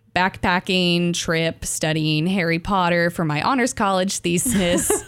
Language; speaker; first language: English; native; English